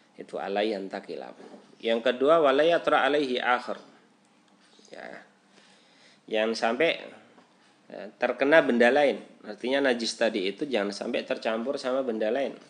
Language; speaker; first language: Indonesian; native; Indonesian